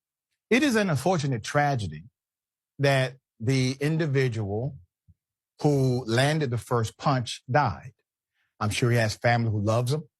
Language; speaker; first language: English; native; English